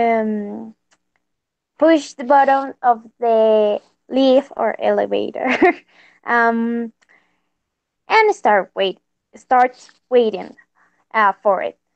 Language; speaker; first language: English; non-native, learner; Spanish